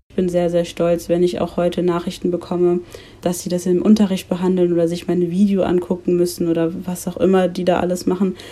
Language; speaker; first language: German; early bilingual, other home language; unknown